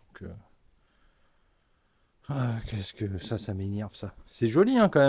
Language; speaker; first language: French; native; French